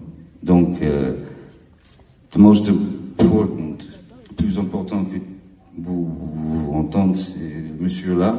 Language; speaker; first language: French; non-native, learner; English